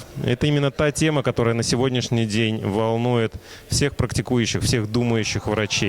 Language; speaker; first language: Russian; native; Russian